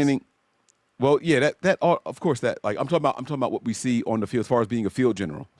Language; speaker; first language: English; native; English